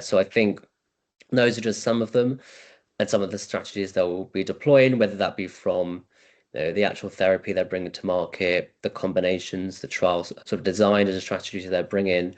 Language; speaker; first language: English; native; English